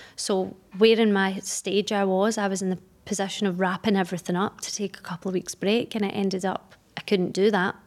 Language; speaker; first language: English; native; English